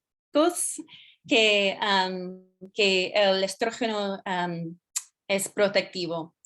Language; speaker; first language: Spanish; non-native, fluent; English